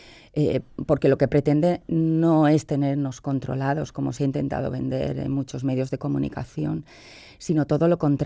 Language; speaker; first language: Spanish; native; Spanish